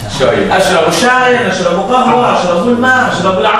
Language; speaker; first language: Arabic; non-native, learner; Tamil